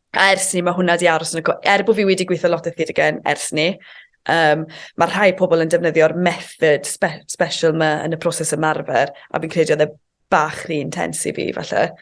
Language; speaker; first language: Welsh; native; Welsh